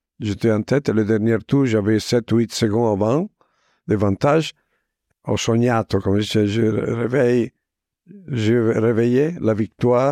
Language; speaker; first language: French; non-native, fluent; Italian